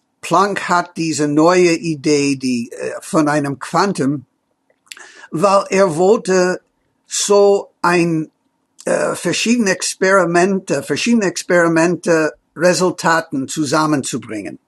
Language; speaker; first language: German; non-native, fluent; English